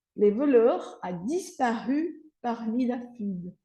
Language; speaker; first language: French; non-native, fluent; Portuguese